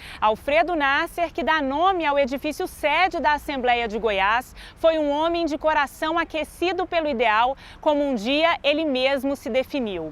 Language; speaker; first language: Portuguese; native; Portuguese